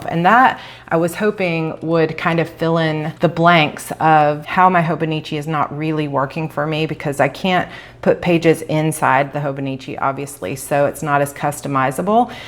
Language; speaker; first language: English; native; English